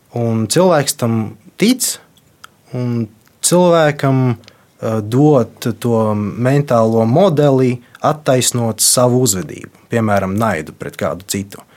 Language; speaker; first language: Latvian; non-native, local second language; Russian